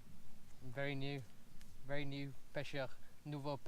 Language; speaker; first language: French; non-native, learner; English